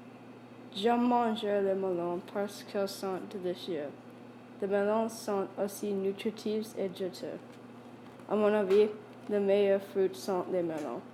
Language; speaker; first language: French; non-native, learner; English